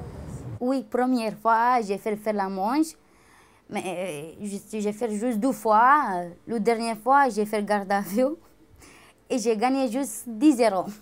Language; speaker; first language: French; non-native, learner; Romanian